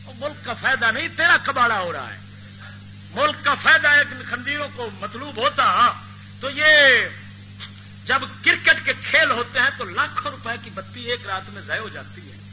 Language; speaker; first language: Urdu; non-native, local second language; Punjabi